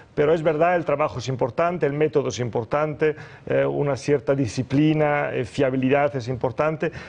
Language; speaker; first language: Spanish; early bilingual, other home language; German